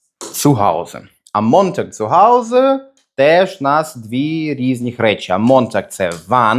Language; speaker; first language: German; non-native, fluent; Ukrainian